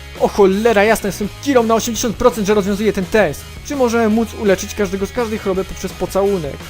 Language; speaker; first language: Polish; native; Polish